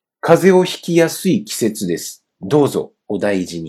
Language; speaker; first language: Japanese; non-native, fluent; Chinese